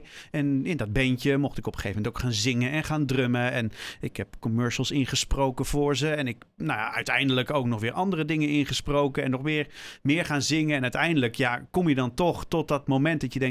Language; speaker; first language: Dutch; native; Dutch